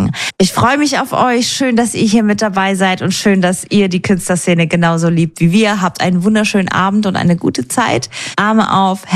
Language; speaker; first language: German; native; German